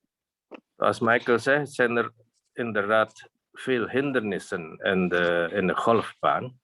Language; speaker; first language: Dutch; non-native, fluent; Indonesian